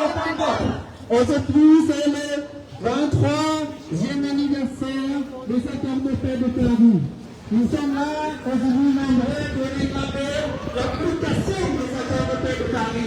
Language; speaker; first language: French; non-native, fluent; Khmer